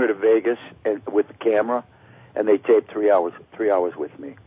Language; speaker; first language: English; native; English